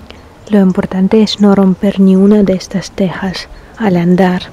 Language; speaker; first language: Spanish; non-native, fluent; Russian